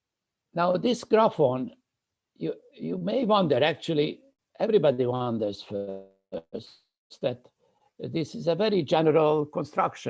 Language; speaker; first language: English; non-native, fluent; Hungarian